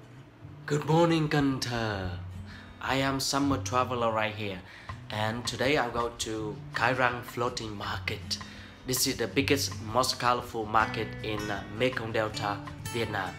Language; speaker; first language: English; non-native, fluent; Vietnamese